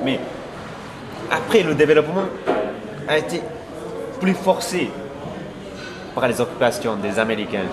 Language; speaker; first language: French; non-native, fluent; Japanese